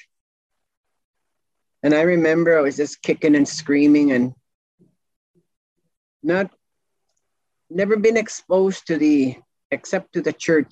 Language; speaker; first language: English; non-native, local second language; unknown